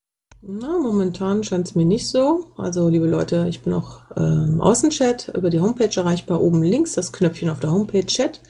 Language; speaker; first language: German; native; German